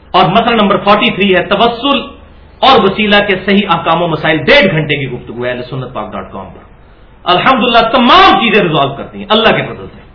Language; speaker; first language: Urdu; non-native, local second language; Punjabi